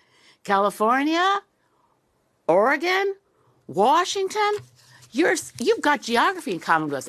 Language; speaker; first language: English; native; English